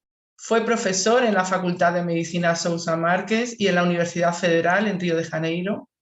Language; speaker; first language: Spanish; native; Spanish